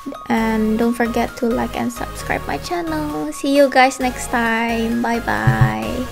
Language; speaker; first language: English; non-native, fluent; Indonesian